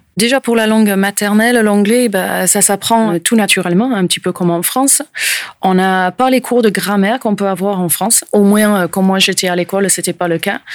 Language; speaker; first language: French; non-native, fluent; English